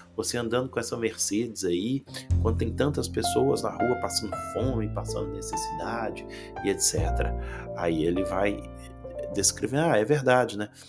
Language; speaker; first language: Portuguese; native; Portuguese